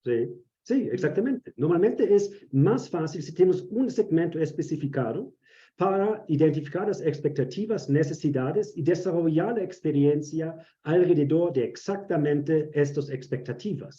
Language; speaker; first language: Spanish; non-native, fluent; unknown